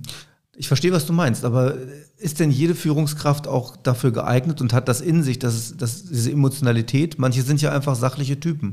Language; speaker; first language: German; native; German